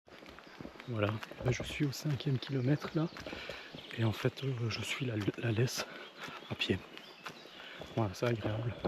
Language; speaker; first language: French; native; French